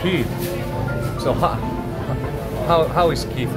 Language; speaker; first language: English; non-native, learner; Korean